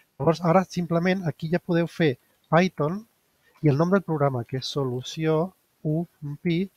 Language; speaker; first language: Catalan; non-native, local second language; Spanish